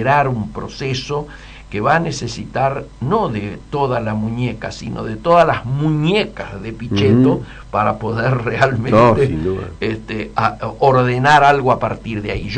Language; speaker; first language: Spanish; native; Spanish